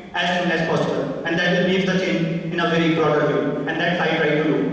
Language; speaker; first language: English; non-native, local second language; Hindi